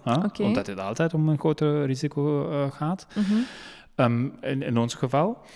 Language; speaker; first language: Dutch; non-native, local second language; French